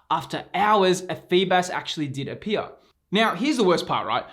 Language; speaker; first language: English; native; English